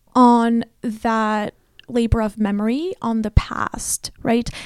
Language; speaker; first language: English; non-native, fluent; Arabic